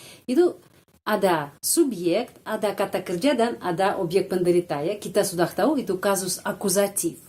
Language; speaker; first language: Indonesian; non-native, fluent; Russian